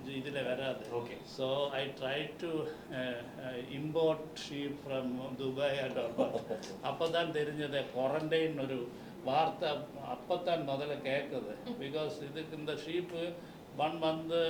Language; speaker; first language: Tamil; non-native, learner; Malayalam